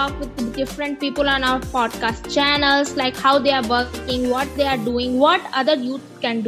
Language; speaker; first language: English; non-native, local second language; Hindi